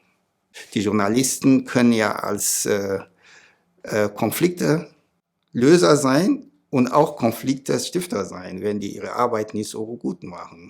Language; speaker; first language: German; non-native, fluent; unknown